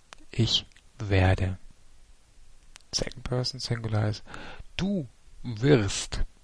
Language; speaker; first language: German; native; German